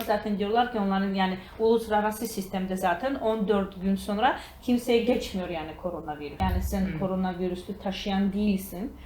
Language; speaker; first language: Turkish; non-native, learner; Georgian